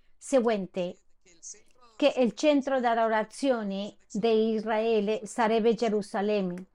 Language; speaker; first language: Italian; non-native, fluent; Spanish